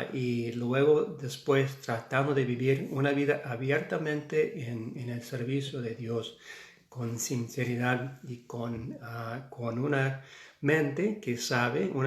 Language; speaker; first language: Spanish; non-native, fluent; English